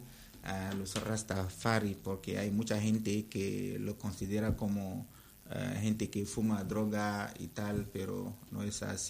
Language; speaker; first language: Spanish; non-native, fluent; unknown